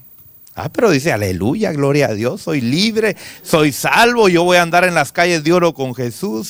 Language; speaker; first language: Spanish; native; Spanish